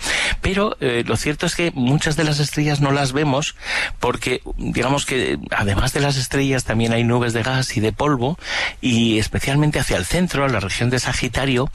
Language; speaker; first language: Spanish; native; Spanish